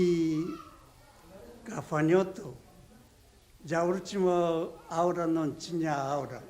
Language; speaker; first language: Portuguese; non-native, learner; Japanese